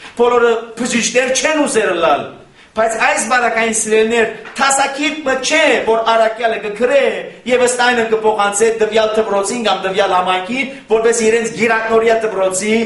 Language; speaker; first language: Armenian; native; Armenian